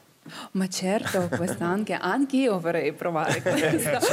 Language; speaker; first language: Italian; non-native, learner; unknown